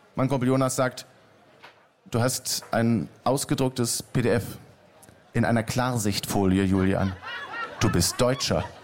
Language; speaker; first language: German; native; German